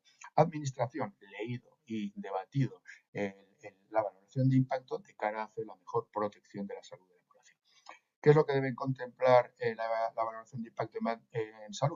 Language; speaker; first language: Spanish; native; Spanish